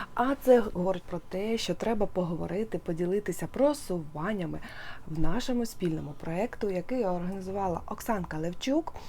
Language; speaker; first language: Ukrainian; non-native, local second language; Russian